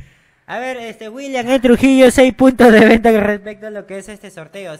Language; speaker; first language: Spanish; native; Spanish